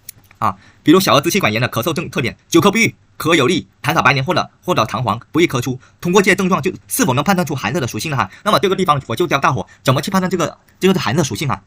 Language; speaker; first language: Chinese; native; Chinese